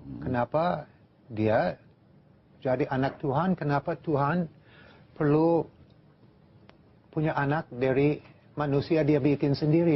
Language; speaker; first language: Indonesian; non-native, fluent; English